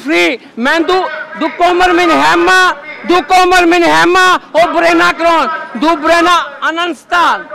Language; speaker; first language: Swedish; non-native, learner; Urdu